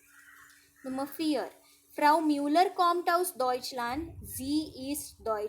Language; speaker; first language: German; non-native, fluent; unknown